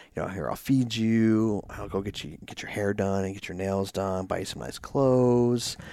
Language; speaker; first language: English; native; English